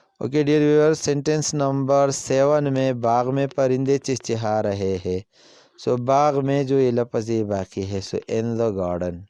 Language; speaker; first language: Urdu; non-native, local second language; Pashto